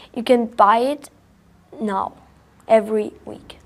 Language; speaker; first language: English; non-native, learner; German